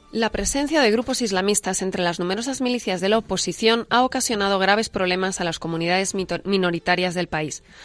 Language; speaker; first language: Spanish; native; Spanish